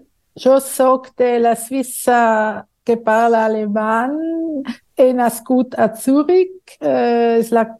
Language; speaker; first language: Catalan; non-native, fluent; German